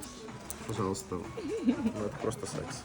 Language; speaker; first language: Russian; native; Russian